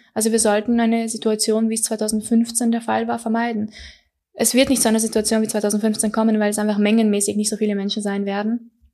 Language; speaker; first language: German; early bilingual, other home language; Persian